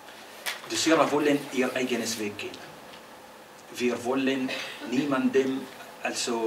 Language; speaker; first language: German; non-native, fluent; Arabic